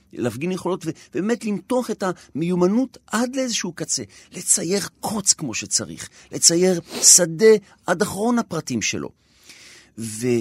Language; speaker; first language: Hebrew; native; Hebrew